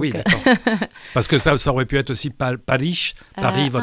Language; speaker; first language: French; native; French